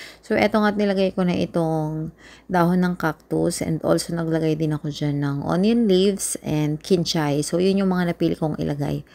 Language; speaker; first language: Filipino; non-native, local second language; Iloko